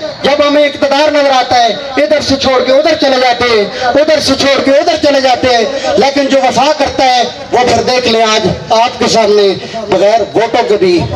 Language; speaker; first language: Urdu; non-native, local second language; Punjabi